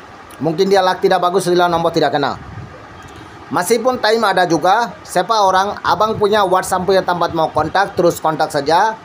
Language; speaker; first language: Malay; non-native, learner; Bangla